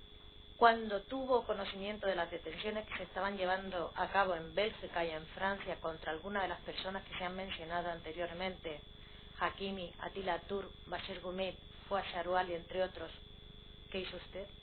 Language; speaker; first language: Spanish; native; Spanish